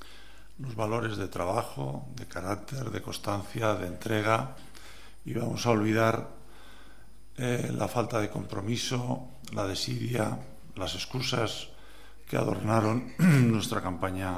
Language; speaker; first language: Spanish; native; Spanish